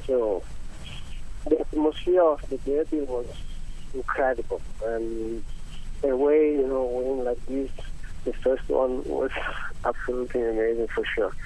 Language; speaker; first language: English; non-native, learner; Italian